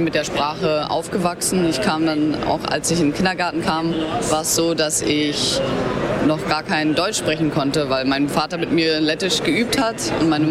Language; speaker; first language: German; non-native, local second language; Latvian